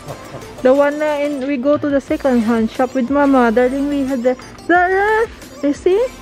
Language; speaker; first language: English; non-native, learner; Filipino